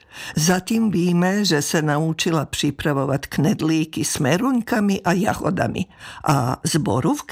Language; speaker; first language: Czech; non-native, fluent; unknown